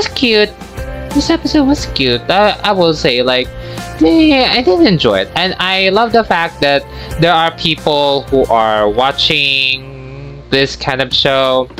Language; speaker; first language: English; non-native, local second language; Filipino